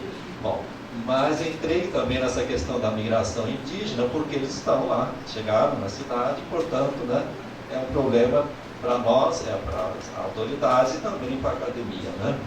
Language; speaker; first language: Portuguese; native; Portuguese